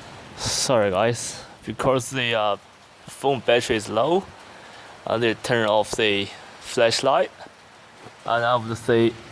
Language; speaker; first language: English; non-native, learner; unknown